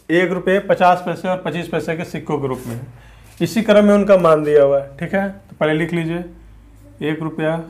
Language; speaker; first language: Hindi; native; Hindi